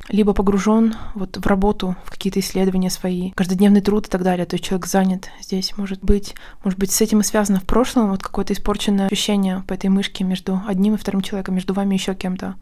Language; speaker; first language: Russian; native; Russian